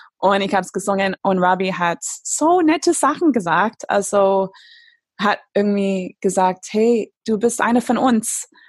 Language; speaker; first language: German; non-native, fluent; English